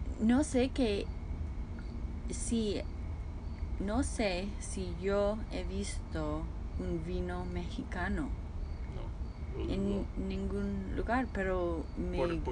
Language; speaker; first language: Spanish; non-native, fluent; English